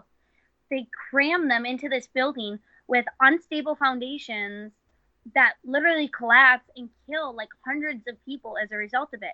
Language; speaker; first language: English; native; English